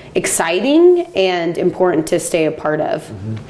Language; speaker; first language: English; native; English